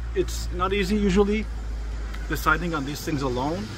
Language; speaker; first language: English; non-native, fluent; Persian